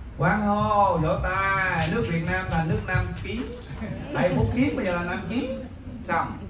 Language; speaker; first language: Vietnamese; native; Vietnamese